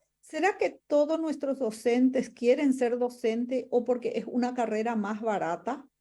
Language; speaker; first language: Spanish; non-native, local second language; Guarani